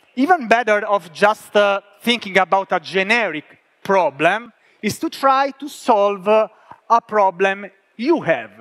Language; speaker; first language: English; non-native, fluent; Italian